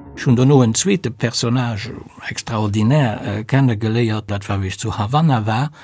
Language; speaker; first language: Luxembourgish; native; Luxembourgish